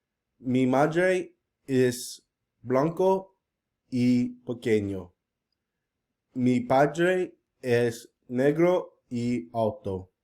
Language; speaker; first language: Spanish; non-native, learner; English